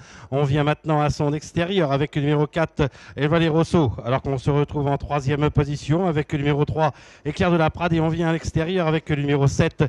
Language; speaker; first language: French; native; French